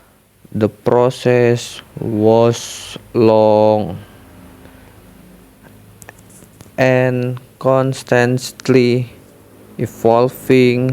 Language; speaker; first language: English; non-native, learner; Indonesian